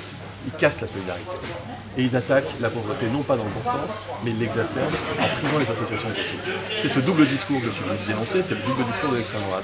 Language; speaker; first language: French; native; French